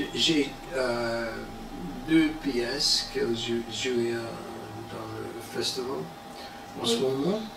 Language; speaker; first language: French; non-native, learner; English